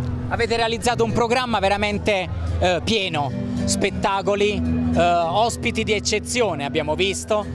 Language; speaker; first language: Italian; native; Italian